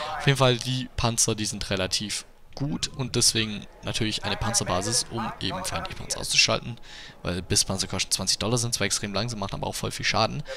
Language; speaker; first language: German; native; German